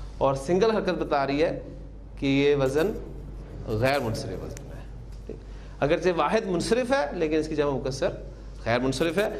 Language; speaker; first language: Urdu; native; Urdu